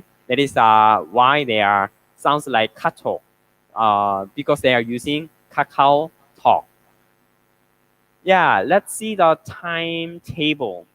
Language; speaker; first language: English; non-native, learner; Korean